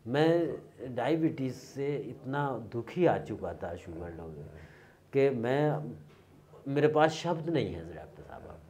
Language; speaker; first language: Hindi; native; Hindi